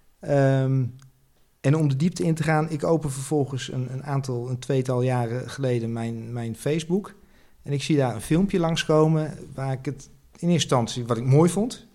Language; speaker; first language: Dutch; native; Dutch